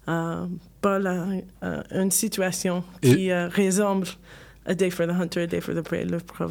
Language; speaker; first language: French; non-native, learner; English